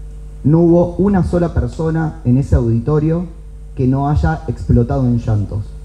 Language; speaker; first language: Spanish; native; Spanish